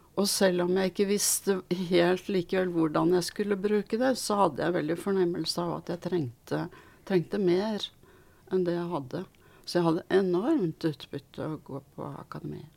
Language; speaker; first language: Norwegian; early bilingual, other home language; Swedish